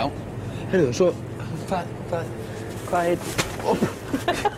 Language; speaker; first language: Icelandic; non-native, learner; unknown